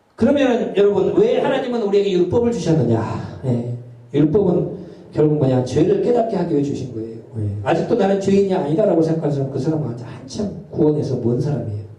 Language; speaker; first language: Korean; native; Korean